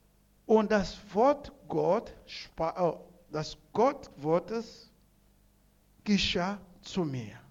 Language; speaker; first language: German; non-native, learner; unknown